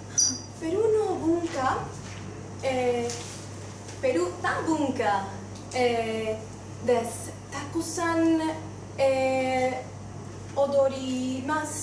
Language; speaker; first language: Japanese; non-native, learner; Spanish